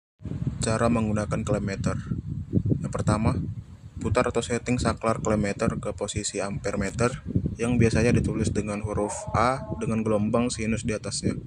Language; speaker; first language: Indonesian; native; Indonesian